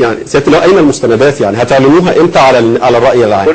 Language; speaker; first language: Arabic; native; Arabic